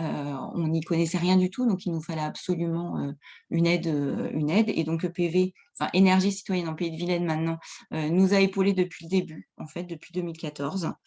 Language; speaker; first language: French; native; French